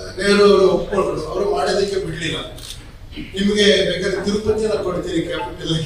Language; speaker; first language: Kannada; native; Kannada